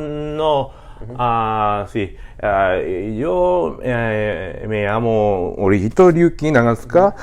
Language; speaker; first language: Spanish; non-native, learner; Japanese